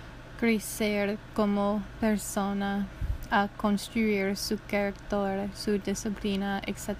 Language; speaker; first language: Spanish; non-native, learner; English